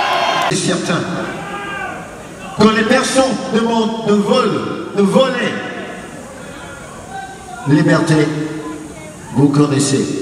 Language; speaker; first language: French; non-native, learner; English